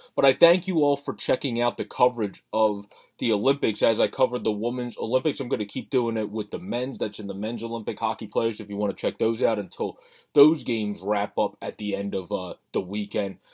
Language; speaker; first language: English; native; English